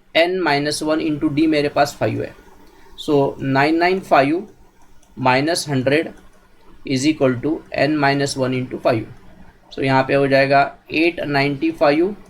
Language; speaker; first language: Hindi; non-native, local second language; Marathi